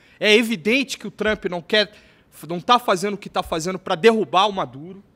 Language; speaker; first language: Portuguese; native; Portuguese